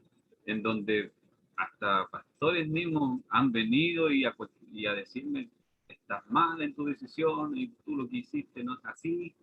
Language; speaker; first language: Spanish; native; Spanish